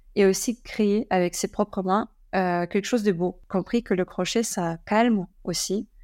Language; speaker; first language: French; early bilingual, other home language; German